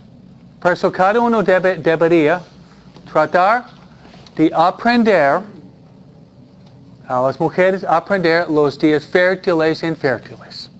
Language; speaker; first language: Spanish; non-native, fluent; English